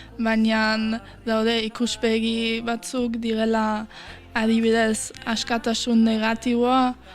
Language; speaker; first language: Basque; early bilingual, heritage; Basque